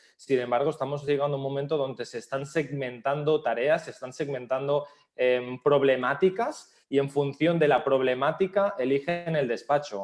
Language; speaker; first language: Spanish; native; Spanish